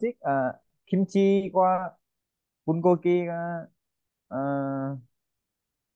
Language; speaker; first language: Korean; non-native, learner; Vietnamese